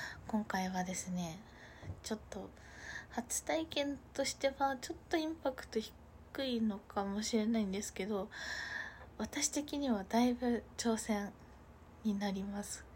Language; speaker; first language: Japanese; native; Japanese